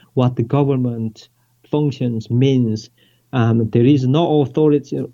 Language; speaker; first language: English; non-native, fluent; Korean